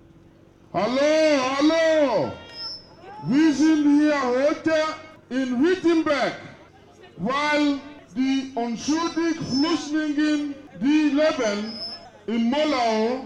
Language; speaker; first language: German; non-native, learner; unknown